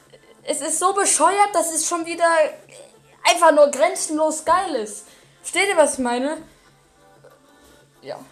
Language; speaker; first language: German; native; German